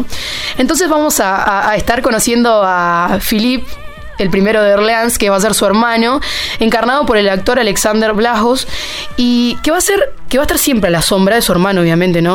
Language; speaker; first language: Spanish; native; Spanish